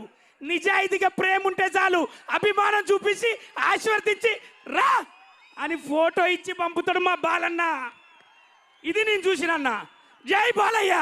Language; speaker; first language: Telugu; native; Telugu